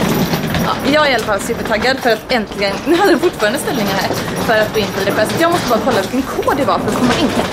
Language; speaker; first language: Swedish; native; Swedish